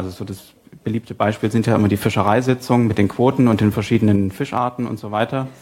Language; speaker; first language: German; native; German